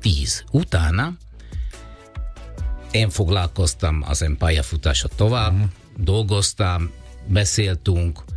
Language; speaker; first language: Hungarian; non-native, fluent; Italian